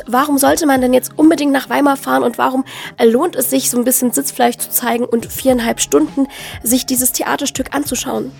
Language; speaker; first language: German; native; German